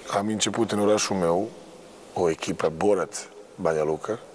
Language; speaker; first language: Romanian; non-native, fluent; Serbian